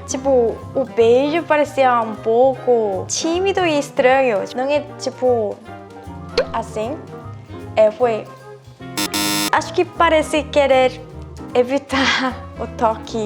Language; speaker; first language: Portuguese; non-native, fluent; Korean